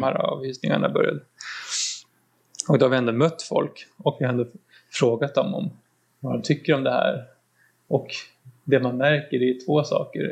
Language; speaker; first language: Swedish; native; Swedish